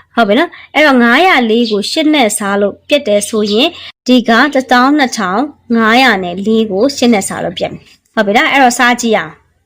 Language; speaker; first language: Burmese; native; Burmese